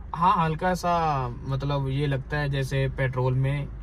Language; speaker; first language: Hindi; native; Hindi